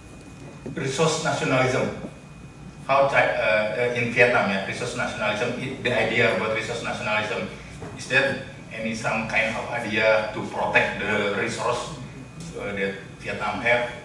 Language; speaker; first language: English; non-native, learner; Indonesian